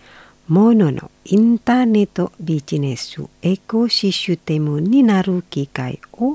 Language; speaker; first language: Japanese; non-native, fluent; Indonesian